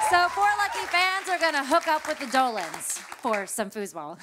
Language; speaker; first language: English; native; English